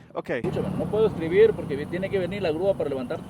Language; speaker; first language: Spanish; native; Spanish